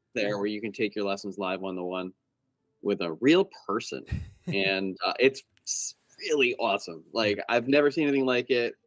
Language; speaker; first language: English; native; English